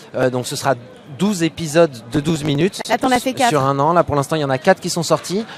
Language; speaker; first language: French; native; French